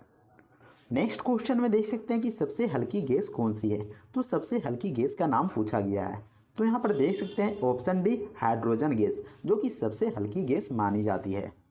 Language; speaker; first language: Hindi; native; Hindi